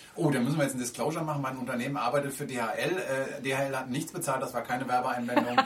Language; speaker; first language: German; native; German